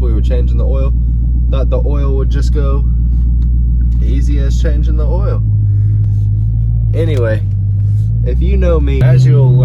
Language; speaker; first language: English; native; English